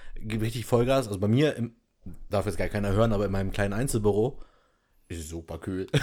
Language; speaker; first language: German; native; German